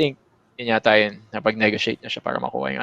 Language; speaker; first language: Filipino; native; Filipino